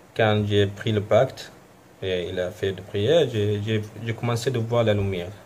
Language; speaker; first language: French; non-native, fluent; Arabic